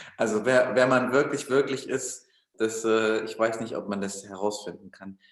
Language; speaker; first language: German; early bilingual, other home language; Russian